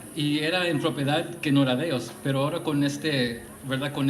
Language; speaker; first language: Spanish; early bilingual, other home language; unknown